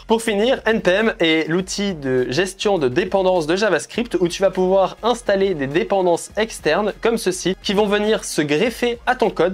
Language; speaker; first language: French; native; French